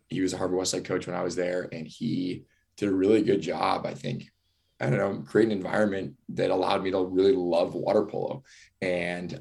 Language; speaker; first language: English; native; English